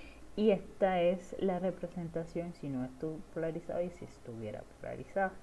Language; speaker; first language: Spanish; native; Spanish